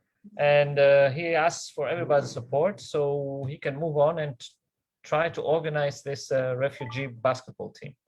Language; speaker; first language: English; non-native, fluent; Greek